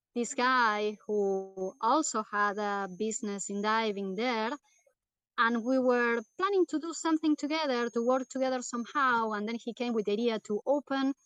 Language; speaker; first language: English; non-native, fluent; Portuguese